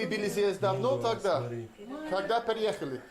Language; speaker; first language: Russian; non-native, learner; English